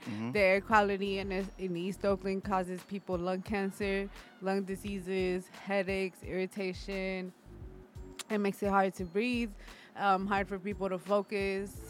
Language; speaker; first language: English; native; English